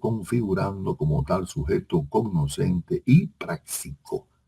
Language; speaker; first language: Spanish; native; Spanish